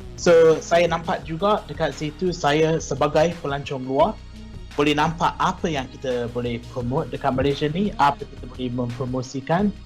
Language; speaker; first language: Malay; non-native, fluent; English